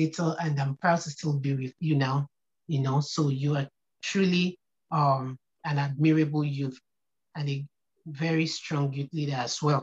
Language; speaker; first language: English; non-native, local second language; Yoruba